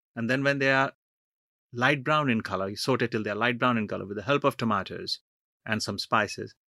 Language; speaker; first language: English; non-native, local second language; Punjabi